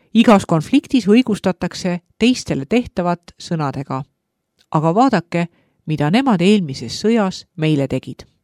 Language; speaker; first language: Estonian; native; Estonian